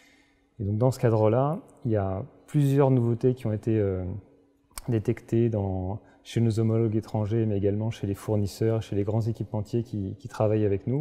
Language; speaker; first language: French; native; French